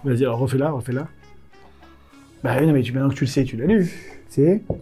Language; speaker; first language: French; native; French